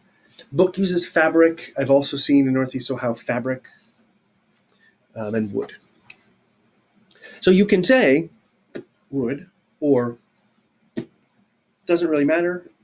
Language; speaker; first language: English; native; English